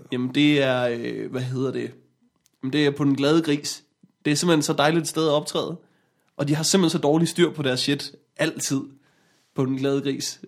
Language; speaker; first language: Danish; native; Danish